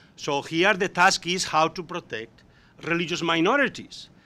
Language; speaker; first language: English; non-native, fluent; Spanish